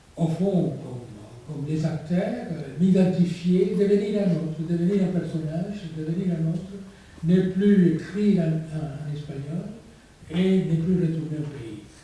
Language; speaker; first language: French; non-native, fluent; Spanish